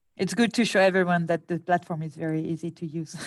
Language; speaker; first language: English; non-native, fluent; French